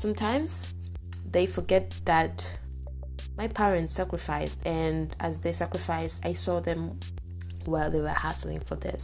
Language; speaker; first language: English; non-native, local second language; Swahili